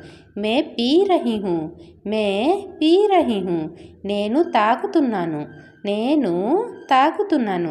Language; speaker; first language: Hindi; non-native, local second language; Odia